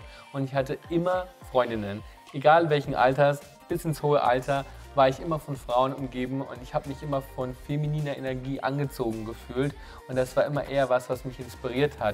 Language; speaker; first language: German; native; German